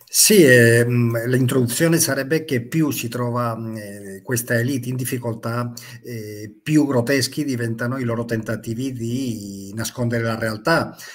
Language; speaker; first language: Italian; non-native, fluent; Spanish